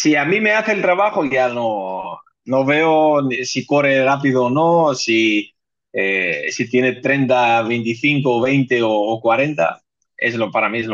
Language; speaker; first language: Spanish; non-native, fluent; Greek